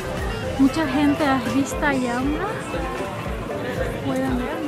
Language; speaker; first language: Spanish; non-native, learner; Portuguese